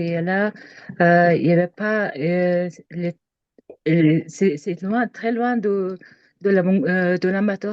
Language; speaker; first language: French; non-native, learner; Mongolian